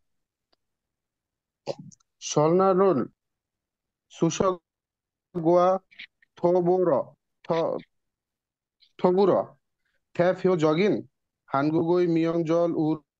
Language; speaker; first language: Korean; non-native, learner; Bangla